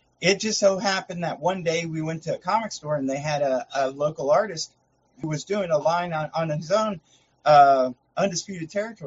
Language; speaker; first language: English; native; English